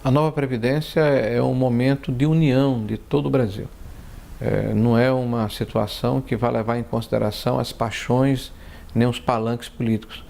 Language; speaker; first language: Portuguese; native; Portuguese